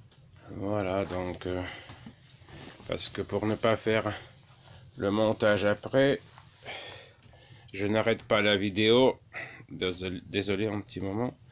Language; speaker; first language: French; non-native, fluent; Russian